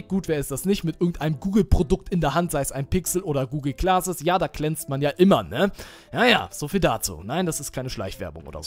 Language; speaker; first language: German; native; German